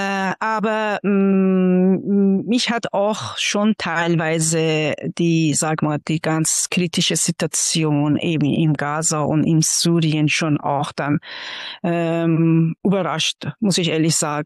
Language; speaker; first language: German; non-native, fluent; Persian